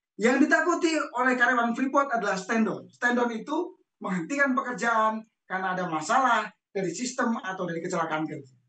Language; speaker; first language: Indonesian; native; Indonesian